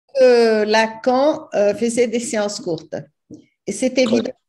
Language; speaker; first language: French; non-native, fluent; Portuguese